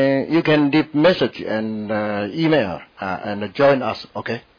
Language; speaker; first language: English; non-native, learner; Min Nan Chinese